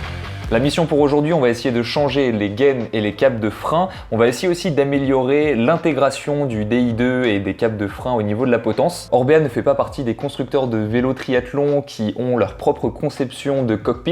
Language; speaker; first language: French; native; French